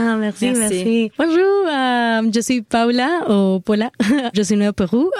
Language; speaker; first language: French; non-native, learner; Spanish